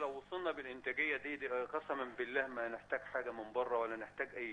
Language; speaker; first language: Arabic; native; Arabic